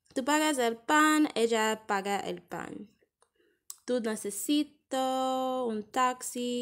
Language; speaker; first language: Spanish; non-native, learner; English